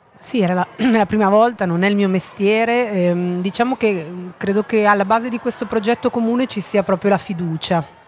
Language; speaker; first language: Italian; early bilingual, other home language; Spanish